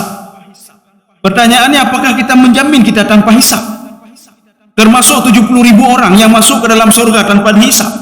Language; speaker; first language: Indonesian; native; Indonesian